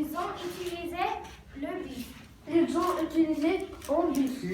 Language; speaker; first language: French; non-native, learner; Arabic